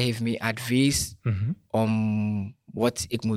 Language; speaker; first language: Dutch; non-native, learner; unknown